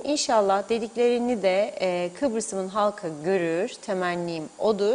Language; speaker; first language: Turkish; native; Turkish